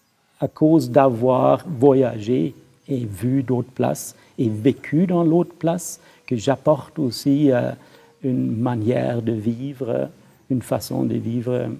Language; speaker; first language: French; non-native, fluent; German